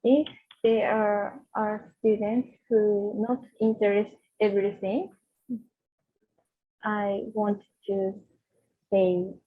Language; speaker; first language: English; non-native, learner; Japanese